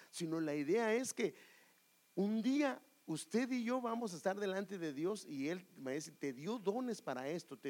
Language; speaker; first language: Spanish; native; Spanish